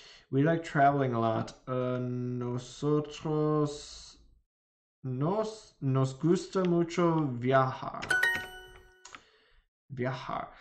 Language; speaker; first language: Spanish; non-native, learner; English